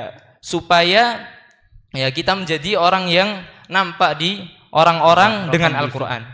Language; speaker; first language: Indonesian; native; Indonesian